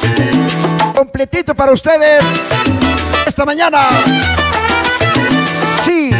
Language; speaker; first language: Spanish; native; Spanish